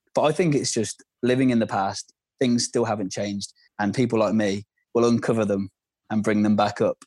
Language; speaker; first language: English; native; English